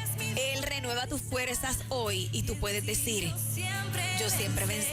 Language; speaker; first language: Spanish; native; Spanish